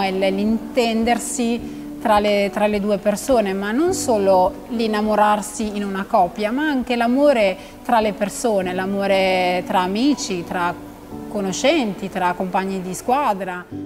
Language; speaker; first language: Italian; non-native, fluent; Albanian